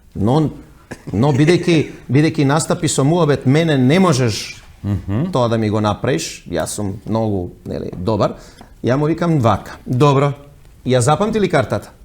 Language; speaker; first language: Macedonian; early bilingual, heritage; Macedonian